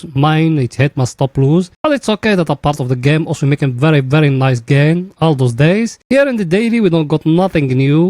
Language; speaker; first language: English; non-native, fluent; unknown